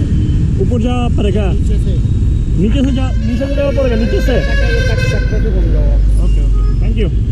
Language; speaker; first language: Hindi; non-native, learner; Bangla